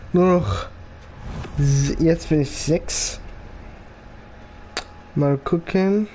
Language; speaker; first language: German; early bilingual, other home language; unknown